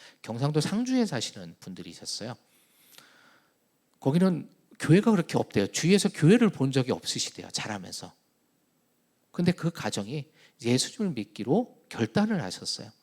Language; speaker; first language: Korean; native; Korean